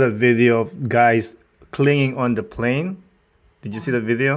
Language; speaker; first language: English; non-native, local second language; Filipino